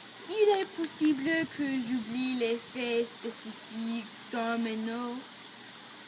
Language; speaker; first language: French; non-native, learner; English